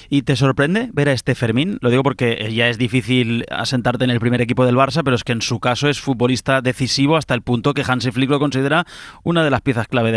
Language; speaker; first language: Spanish; native; Spanish